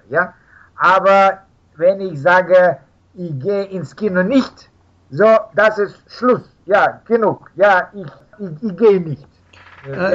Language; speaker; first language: German; non-native, fluent; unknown